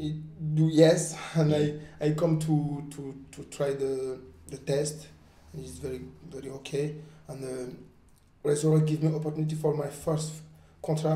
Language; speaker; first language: English; non-native, learner; French